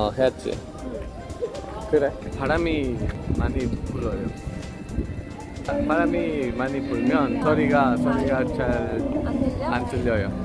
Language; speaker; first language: Korean; non-native, learner; Spanish